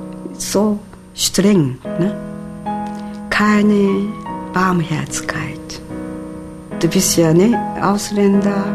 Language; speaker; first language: German; non-native, learner; Japanese